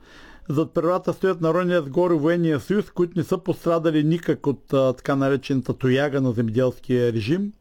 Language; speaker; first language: Bulgarian; native; Bulgarian